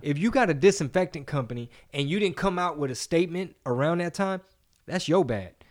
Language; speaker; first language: English; early bilingual, other home language; Spanish